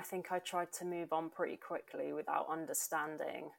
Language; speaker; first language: English; native; English